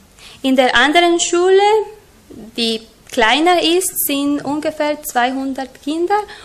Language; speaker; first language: German; non-native, learner; Spanish